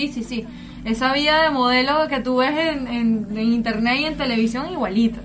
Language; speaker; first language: Spanish; native; Spanish